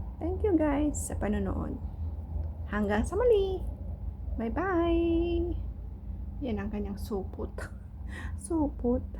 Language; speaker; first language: Filipino; non-native, local second language; Iloko